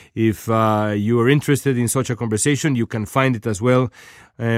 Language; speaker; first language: English; non-native, fluent; Spanish